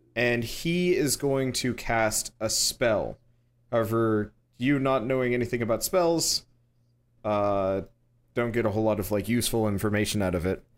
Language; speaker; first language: English; native; English